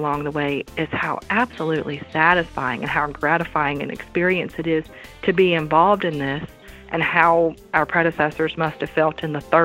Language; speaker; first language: English; native; English